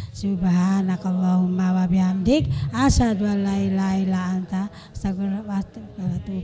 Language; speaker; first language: Indonesian; native; Indonesian